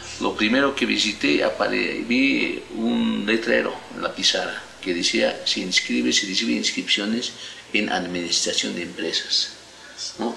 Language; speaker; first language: Spanish; non-native, local second language; Aymara